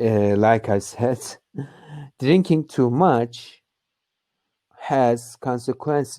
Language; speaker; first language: English; non-native, learner; Turkish